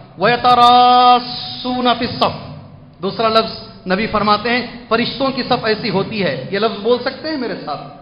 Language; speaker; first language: Urdu; native; Urdu